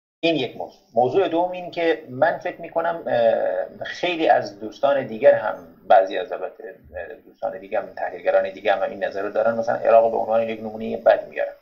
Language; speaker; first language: Persian; non-native, local second language; Kurdish